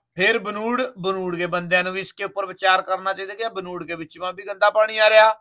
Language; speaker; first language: Hindi; non-native, local second language; Punjabi